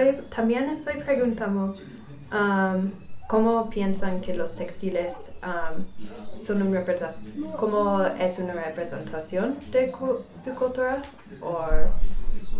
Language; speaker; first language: Spanish; non-native, learner; English